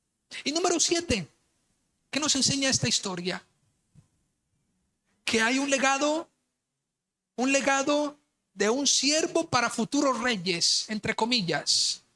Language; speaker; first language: Spanish; native; Spanish